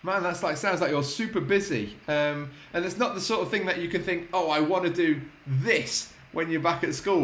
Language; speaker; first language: English; native; English